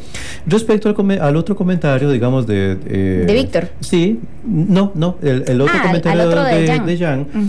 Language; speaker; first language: Spanish; native; Spanish